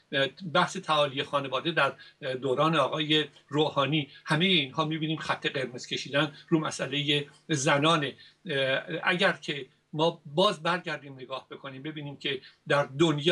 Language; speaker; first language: Persian; native; Persian